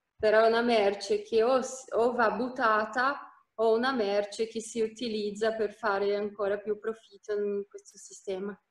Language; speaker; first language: Italian; non-native, fluent; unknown